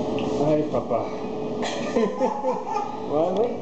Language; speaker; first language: Spanish; non-native, fluent; Hungarian